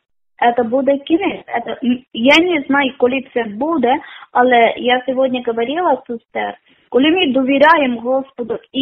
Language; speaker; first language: Ukrainian; non-native, learner; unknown